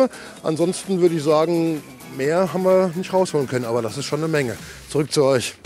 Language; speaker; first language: German; native; German